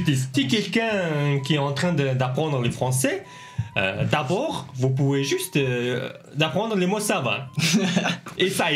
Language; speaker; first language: French; non-native, learner; Mongolian